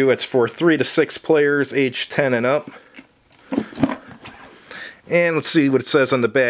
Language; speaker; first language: English; native; English